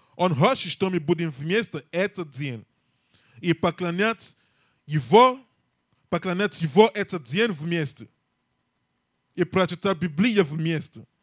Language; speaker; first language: Russian; non-native, learner; English